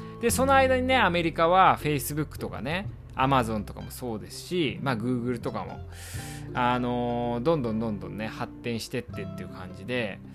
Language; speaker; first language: Japanese; native; Japanese